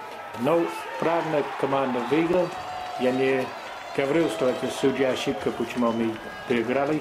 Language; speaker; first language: Russian; non-native, learner; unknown